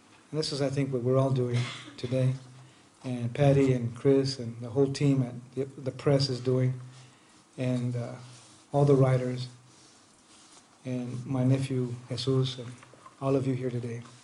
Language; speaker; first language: English; native; English